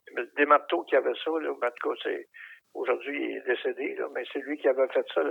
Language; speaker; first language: French; native; French